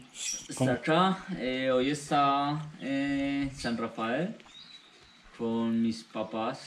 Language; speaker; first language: Spanish; native; Spanish